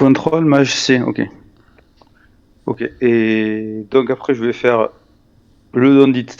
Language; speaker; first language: French; native; French